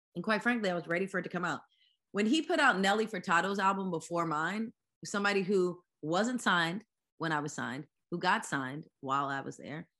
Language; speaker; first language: English; native; English